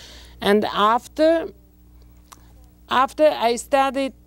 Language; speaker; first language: English; non-native, learner; Italian